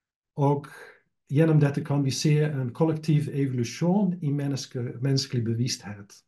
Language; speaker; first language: Norwegian; non-native, fluent; Dutch